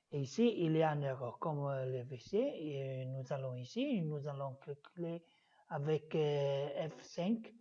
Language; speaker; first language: French; non-native, fluent; Italian